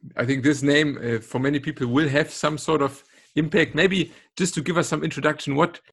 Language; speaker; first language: English; non-native, fluent; German